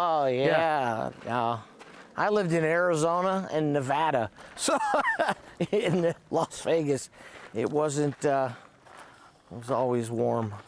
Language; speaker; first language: English; native; English